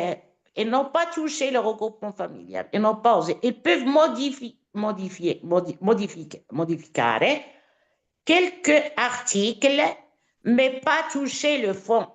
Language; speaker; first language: French; non-native, fluent; Italian